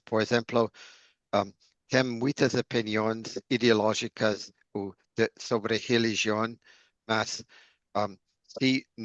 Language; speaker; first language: Portuguese; non-native, learner; English